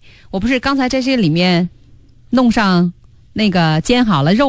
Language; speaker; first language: Chinese; native; Chinese